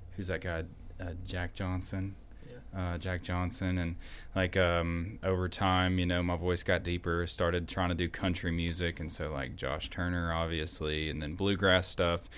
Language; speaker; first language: English; native; English